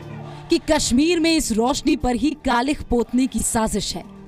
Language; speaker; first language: Hindi; native; Hindi